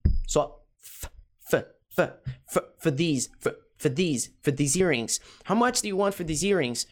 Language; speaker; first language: English; non-native, fluent; Portuguese